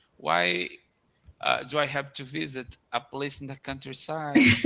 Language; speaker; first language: English; non-native, fluent; Portuguese